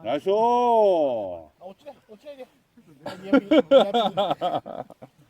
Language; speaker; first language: Japanese; non-native, fluent; Korean